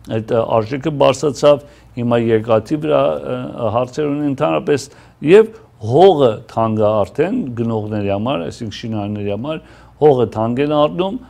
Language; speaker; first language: Armenian; early bilingual, heritage; Armenian